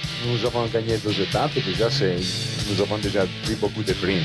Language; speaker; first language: French; non-native, learner; Italian